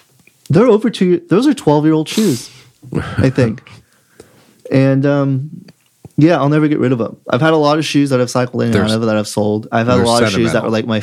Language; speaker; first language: English; native; English